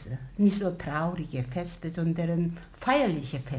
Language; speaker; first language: German; non-native, learner; Korean